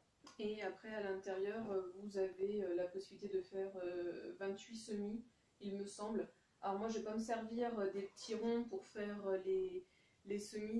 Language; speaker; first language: French; native; French